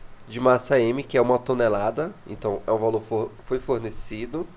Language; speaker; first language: Portuguese; native; Portuguese